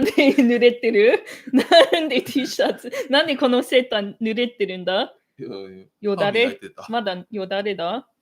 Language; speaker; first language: Japanese; non-native, fluent; English